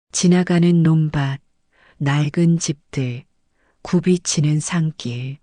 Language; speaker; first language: Korean; native; Korean